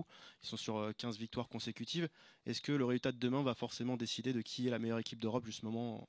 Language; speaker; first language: French; native; French